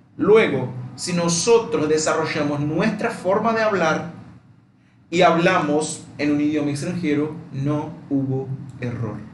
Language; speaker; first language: Spanish; non-native, fluent; Portuguese